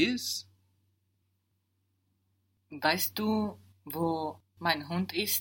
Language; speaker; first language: German; non-native, learner; English